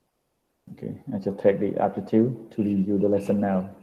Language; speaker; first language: English; non-native, fluent; Khmer